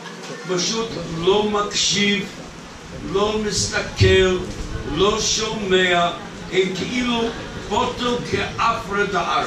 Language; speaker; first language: Hebrew; non-native, fluent; English